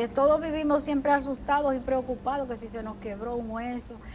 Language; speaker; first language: Spanish; native; Spanish